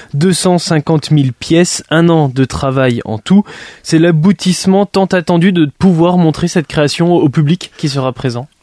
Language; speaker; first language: French; native; French